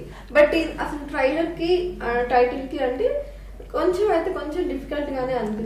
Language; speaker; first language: Telugu; native; Telugu